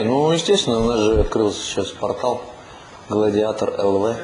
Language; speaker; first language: Russian; native; Russian